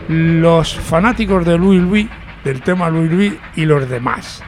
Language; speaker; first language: Spanish; native; Spanish